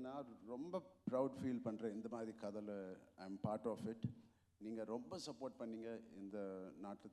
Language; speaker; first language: Tamil; non-native, local second language; Telugu